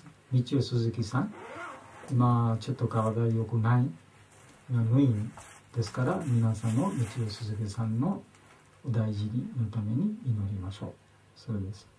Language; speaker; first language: Japanese; non-native, learner; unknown